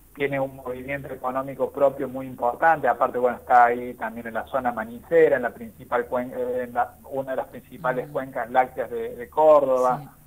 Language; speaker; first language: Spanish; native; Spanish